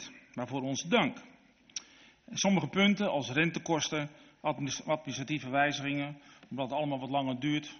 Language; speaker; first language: Dutch; native; Dutch